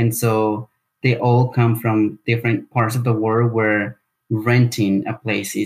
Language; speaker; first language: English; non-native, fluent; Spanish